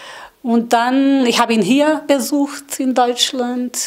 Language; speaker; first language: German; non-native, learner; Portuguese